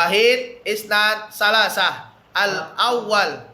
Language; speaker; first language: Arabic; non-native, fluent; Indonesian